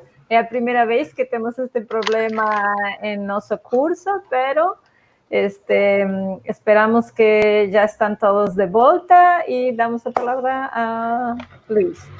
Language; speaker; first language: Portuguese; non-native, fluent; Spanish